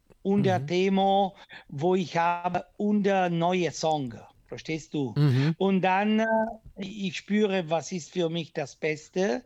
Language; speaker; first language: German; non-native, fluent; Italian